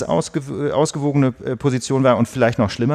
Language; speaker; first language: German; native; German